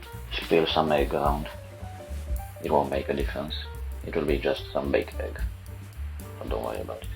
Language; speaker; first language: English; non-native, fluent; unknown